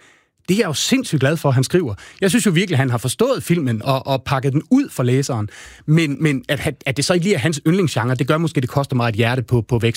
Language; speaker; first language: Danish; native; Danish